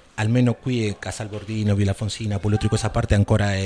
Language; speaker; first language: Italian; non-native, learner; Spanish